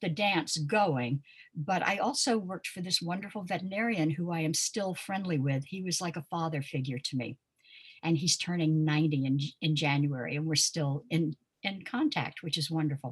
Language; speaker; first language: English; native; English